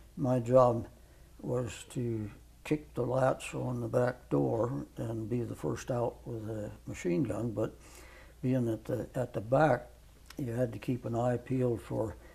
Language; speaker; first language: English; native; English